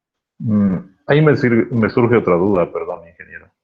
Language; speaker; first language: Spanish; native; Spanish